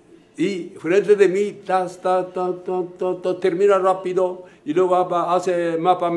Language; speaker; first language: Spanish; non-native, fluent; Japanese